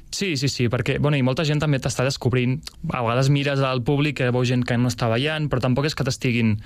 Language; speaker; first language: Catalan; native; Catalan